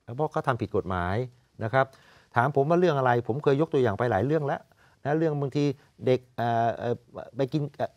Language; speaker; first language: Thai; native; Thai